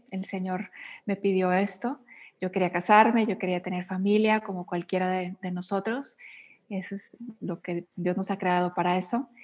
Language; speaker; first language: Spanish; native; Spanish